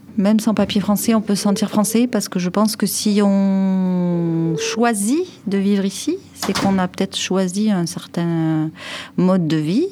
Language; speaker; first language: French; native; French